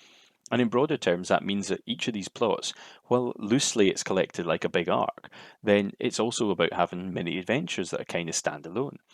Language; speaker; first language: English; native; English